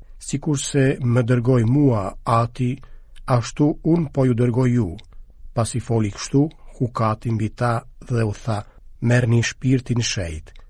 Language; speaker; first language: Albanian; native; Albanian